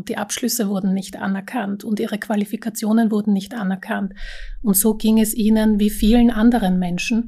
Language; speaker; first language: German; early bilingual, other home language; Slovak